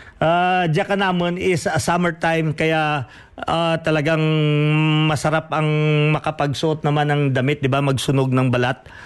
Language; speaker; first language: Filipino; non-native, local second language; Hiligaynon